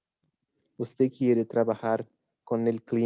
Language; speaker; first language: Spanish; non-native, learner; Portuguese